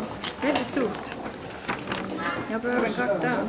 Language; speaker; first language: Swedish; non-native, fluent; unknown